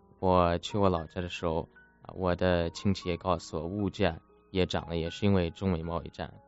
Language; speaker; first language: Chinese; early bilingual, heritage; English